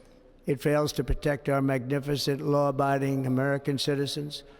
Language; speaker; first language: English; native; English